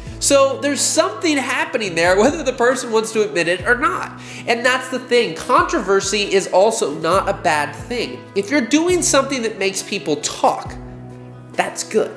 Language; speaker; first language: English; native; English